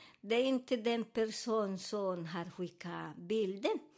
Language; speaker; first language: Swedish; non-native, learner; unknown